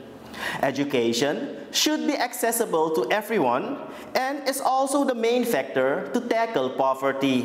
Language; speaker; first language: English; non-native, local second language; Dutch